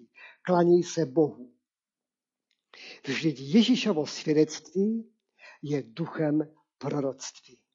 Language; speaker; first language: Czech; non-native, local second language; Polish